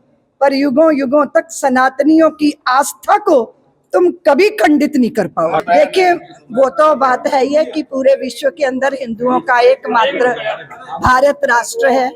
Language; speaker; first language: Hindi; native; Hindi